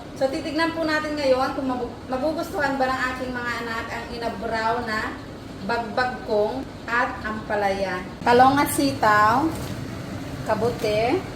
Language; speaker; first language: Filipino; non-native, local second language; Iloko